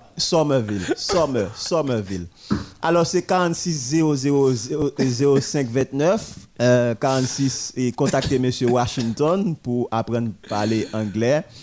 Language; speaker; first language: French; non-native, local second language; Haitian Creole